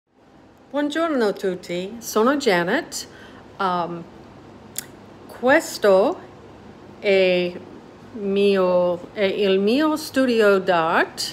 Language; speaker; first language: Italian; non-native, learner; English